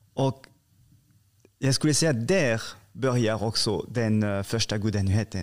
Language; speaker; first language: Swedish; non-native, fluent; French